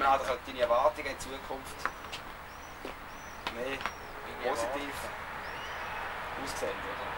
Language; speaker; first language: German; native; German